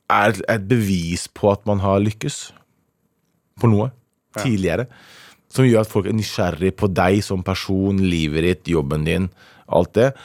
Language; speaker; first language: Norwegian; native; Norwegian